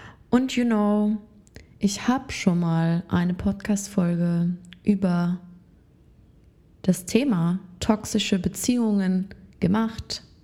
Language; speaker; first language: German; native; German